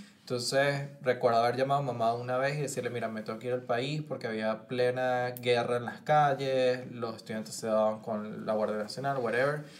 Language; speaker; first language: Spanish; native; Spanish